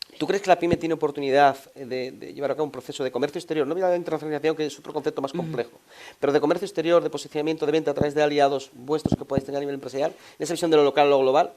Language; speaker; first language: Spanish; native; Spanish